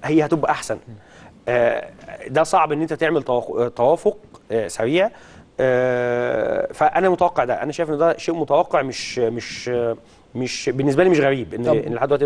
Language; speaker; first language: Arabic; native; Arabic